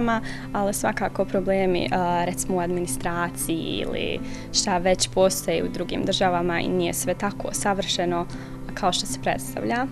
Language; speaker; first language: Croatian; early bilingual, heritage; Bosnian